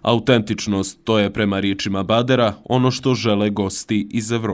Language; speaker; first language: Bosnian; native; Bosnian